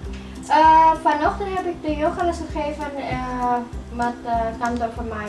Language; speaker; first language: Dutch; non-native, learner; Indonesian